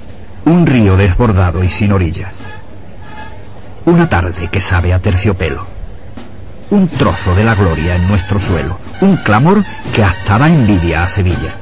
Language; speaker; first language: Spanish; native; Spanish